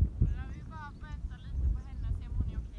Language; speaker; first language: Swedish; native; Swedish